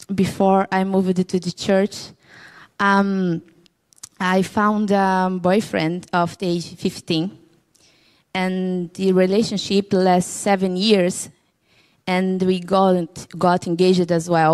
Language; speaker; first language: English; non-native, learner; Portuguese